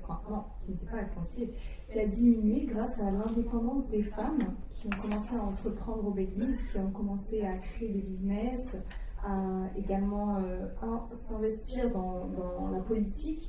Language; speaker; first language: French; native; French